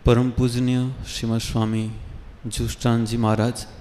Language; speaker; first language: Hindi; non-native, local second language; Bangla